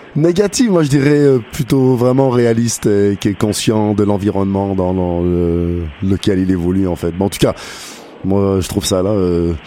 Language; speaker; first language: French; native; French